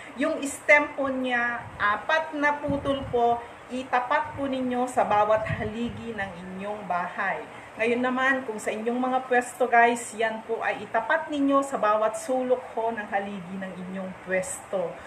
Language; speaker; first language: Filipino; non-native, local second language; Iloko